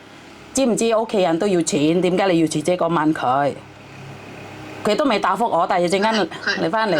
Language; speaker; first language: Cantonese; non-native, fluent; Javanese